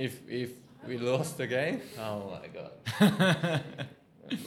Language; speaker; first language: English; non-native, local second language; Cantonese